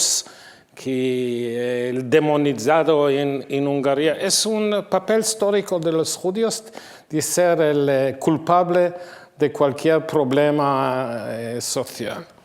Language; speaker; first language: Spanish; non-native, fluent; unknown